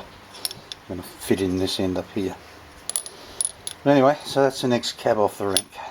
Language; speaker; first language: English; native; English